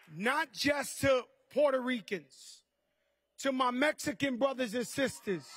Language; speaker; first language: English; native; English